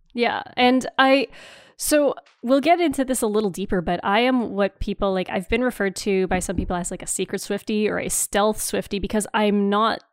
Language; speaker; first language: English; native; English